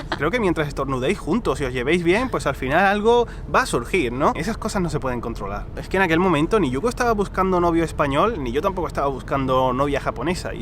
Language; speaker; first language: Spanish; native; Spanish